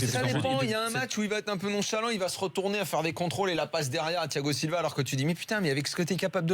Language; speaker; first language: French; native; French